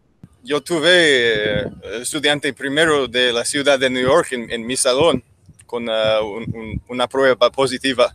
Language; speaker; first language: Spanish; non-native, learner; English